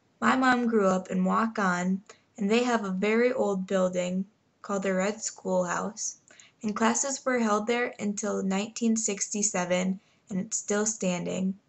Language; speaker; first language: English; native; English